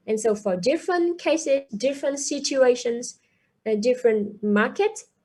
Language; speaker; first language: English; non-native, fluent; Vietnamese